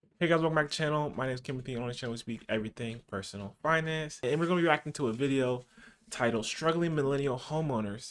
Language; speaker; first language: English; native; English